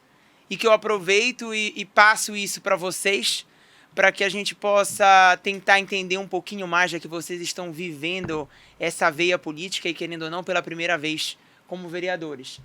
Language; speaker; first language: Portuguese; native; Portuguese